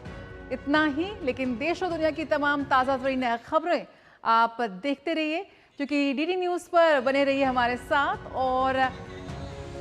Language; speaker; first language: Hindi; native; Hindi